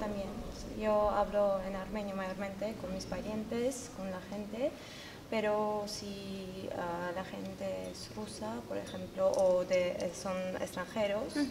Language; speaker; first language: Spanish; non-native, fluent; Armenian